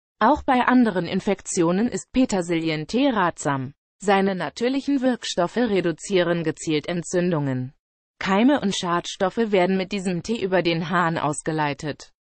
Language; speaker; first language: German; native; German